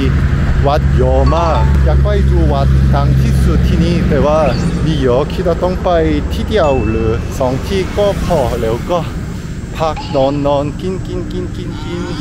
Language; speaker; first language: Thai; non-native, learner; Korean